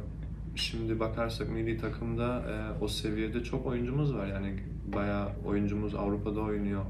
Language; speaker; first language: Turkish; early bilingual, heritage; Turkish